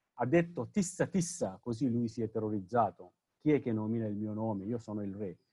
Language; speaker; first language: Italian; non-native, fluent; Sinhala